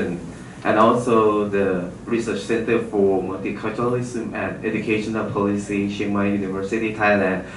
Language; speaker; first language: English; non-native, fluent; Thai